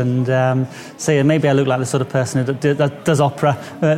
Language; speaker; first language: English; native; English